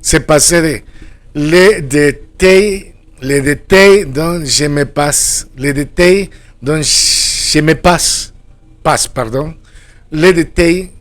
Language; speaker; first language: French; non-native, fluent; Spanish